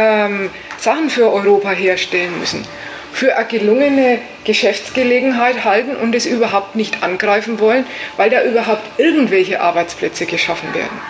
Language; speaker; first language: German; native; German